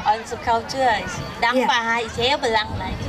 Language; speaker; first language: Dutch; non-native, learner; Thai